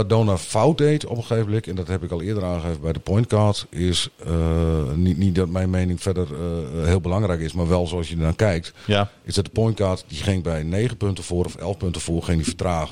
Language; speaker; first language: Dutch; native; Dutch